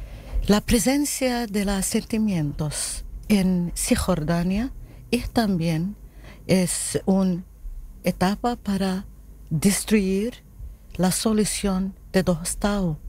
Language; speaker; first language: Spanish; non-native, learner; Arabic